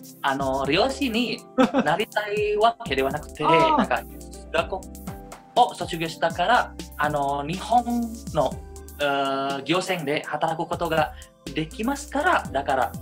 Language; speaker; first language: Japanese; non-native, fluent; Indonesian